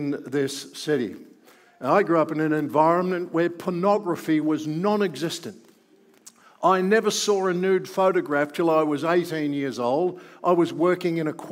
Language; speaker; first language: English; native; English